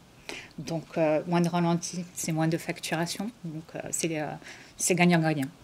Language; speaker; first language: French; native; French